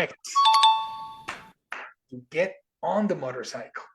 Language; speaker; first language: English; non-native, fluent; Spanish